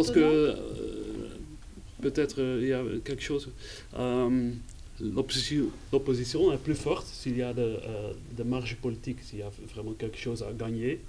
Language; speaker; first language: French; non-native, fluent; Dutch